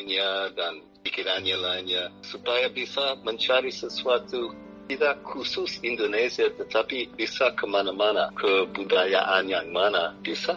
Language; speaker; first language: Indonesian; non-native, fluent; English